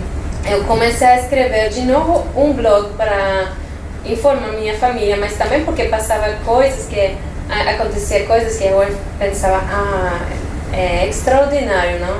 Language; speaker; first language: Portuguese; non-native, fluent; French